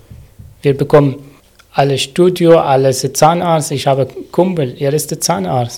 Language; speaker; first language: German; non-native, learner; Arabic